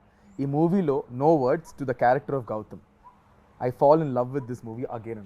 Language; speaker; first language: Telugu; native; Telugu